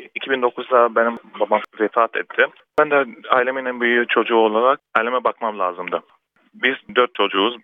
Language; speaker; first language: Turkish; early bilingual, heritage; Turkish